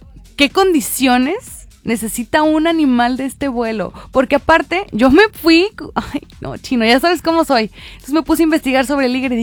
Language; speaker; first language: Spanish; native; Spanish